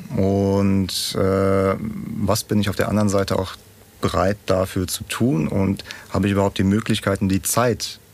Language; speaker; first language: German; early bilingual, other home language; Russian